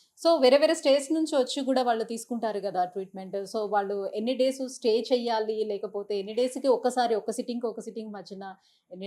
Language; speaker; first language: Telugu; native; Telugu